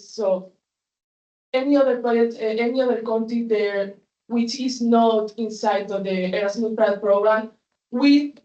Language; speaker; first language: English; non-native, fluent; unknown